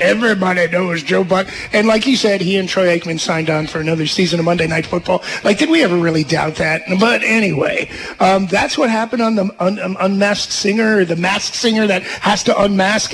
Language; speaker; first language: English; native; English